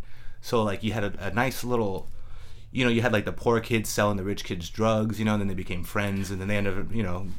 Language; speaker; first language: English; native; English